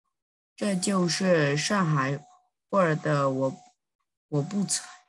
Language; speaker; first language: Chinese; non-native, learner; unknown